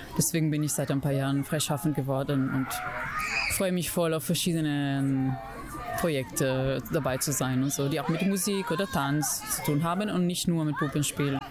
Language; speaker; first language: German; non-native, fluent; Italian